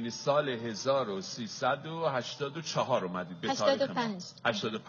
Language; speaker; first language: Persian; native; Persian